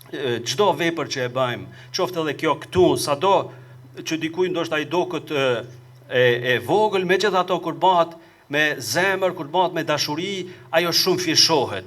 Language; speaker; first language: Albanian; native; Albanian